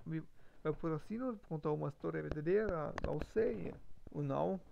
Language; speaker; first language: Portuguese; non-native, learner; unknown